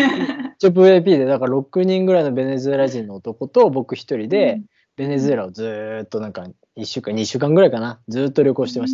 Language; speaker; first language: Japanese; native; Japanese